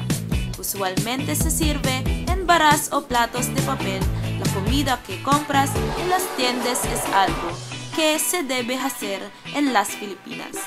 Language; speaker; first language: Spanish; non-native, learner; Filipino